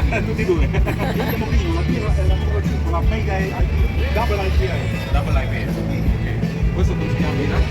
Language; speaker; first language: Italian; non-native, learner; Sinhala